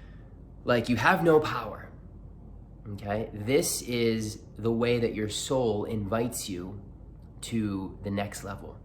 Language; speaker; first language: English; native; English